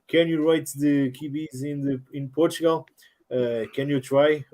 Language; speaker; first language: English; non-native, learner; Portuguese